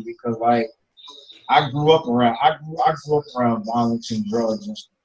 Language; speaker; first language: English; native; English